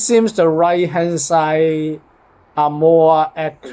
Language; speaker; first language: English; non-native, learner; Cantonese